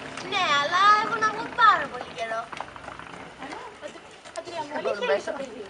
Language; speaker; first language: Greek; non-native, learner; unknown